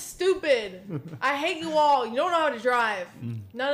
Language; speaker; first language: English; native; English